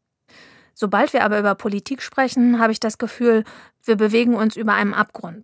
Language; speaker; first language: German; native; German